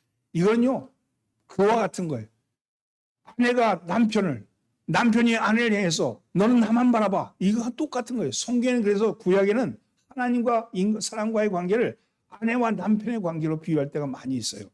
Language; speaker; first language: Korean; native; Korean